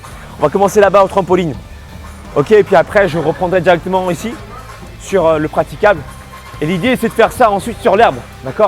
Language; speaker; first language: French; native; French